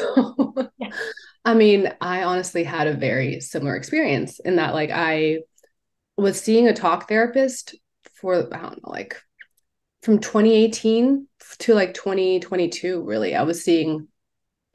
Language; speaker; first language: English; non-native, local second language; Cantonese